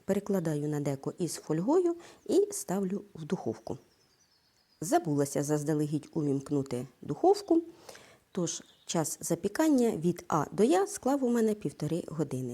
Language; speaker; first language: Ukrainian; native; Ukrainian